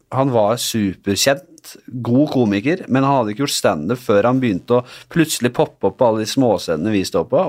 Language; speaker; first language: Norwegian; native; Norwegian